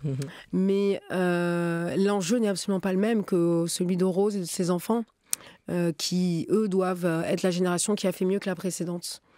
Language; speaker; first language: French; native; French